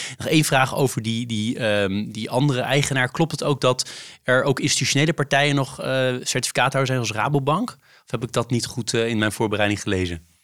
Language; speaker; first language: Dutch; native; Dutch